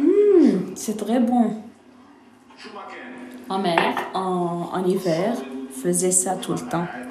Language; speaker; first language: French; non-native, local second language; Arabic